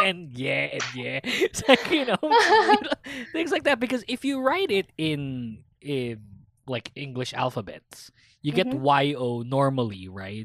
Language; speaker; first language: English; non-native, local second language; Filipino